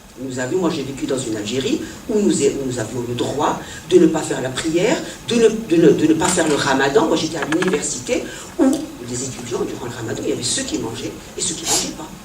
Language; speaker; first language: French; non-native, local second language; Arabic